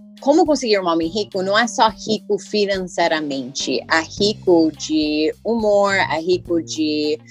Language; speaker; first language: Portuguese; early bilingual, heritage; English